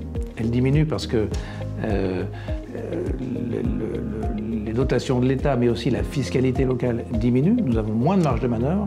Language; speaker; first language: French; native; French